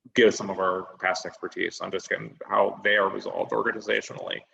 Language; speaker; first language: English; native; English